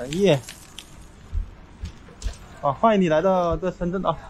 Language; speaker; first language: Chinese; native; Chinese